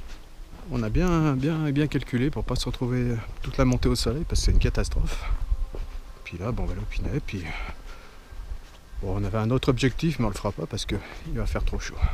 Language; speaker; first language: French; native; French